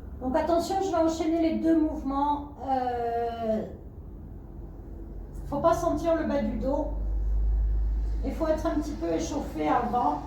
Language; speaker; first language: French; native; French